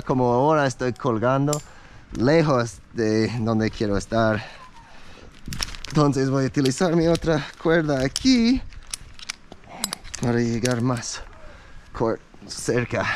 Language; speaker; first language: Spanish; non-native, learner; English